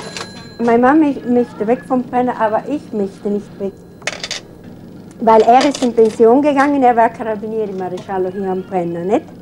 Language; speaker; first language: German; non-native, local second language; Italian